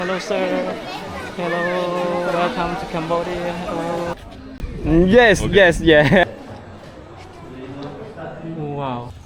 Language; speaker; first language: English; non-native, learner; Khmer